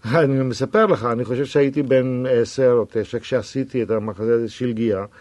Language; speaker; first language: Hebrew; native; Hebrew